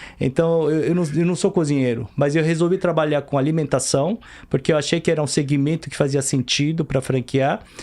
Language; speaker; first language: Portuguese; early bilingual, other home language; Korean